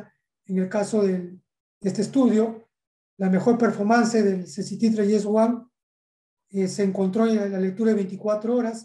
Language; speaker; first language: Spanish; native; Spanish